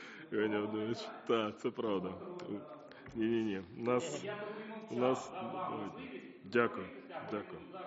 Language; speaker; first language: Ukrainian; native; Ukrainian